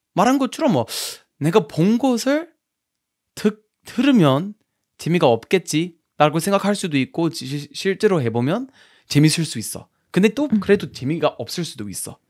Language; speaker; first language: Korean; non-native, fluent; English